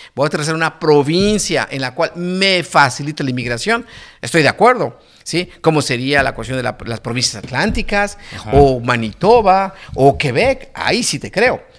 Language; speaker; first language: Spanish; native; Spanish